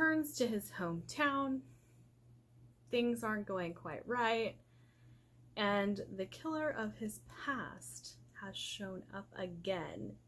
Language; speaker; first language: English; native; English